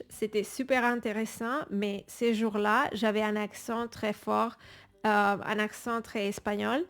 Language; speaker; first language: French; non-native, fluent; Spanish